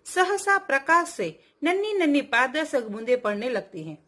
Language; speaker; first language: Hindi; non-native, local second language; Gujarati